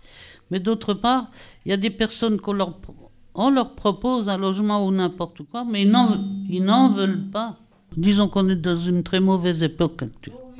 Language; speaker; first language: French; native; French